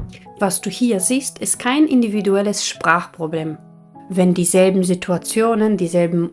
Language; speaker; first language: German; non-native, fluent; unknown